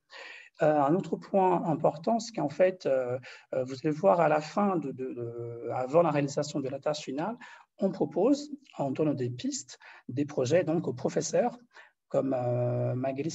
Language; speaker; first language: French; non-native, fluent; Portuguese